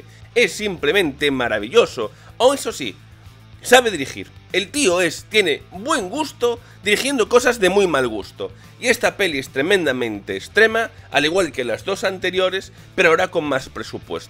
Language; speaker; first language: Spanish; native; Spanish